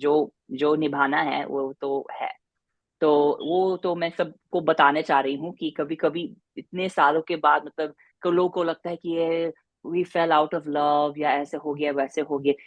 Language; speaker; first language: Hindi; non-native, fluent; English